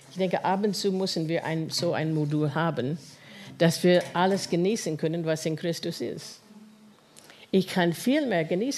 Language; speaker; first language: German; non-native, fluent; English